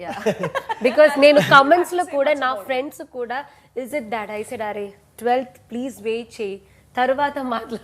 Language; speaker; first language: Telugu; non-native, learner; Malayalam